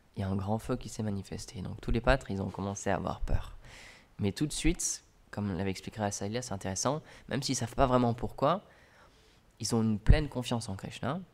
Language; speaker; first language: French; native; French